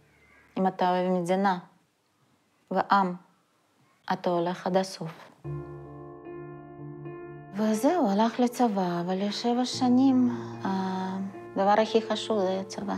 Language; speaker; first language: Hebrew; non-native, fluent; Russian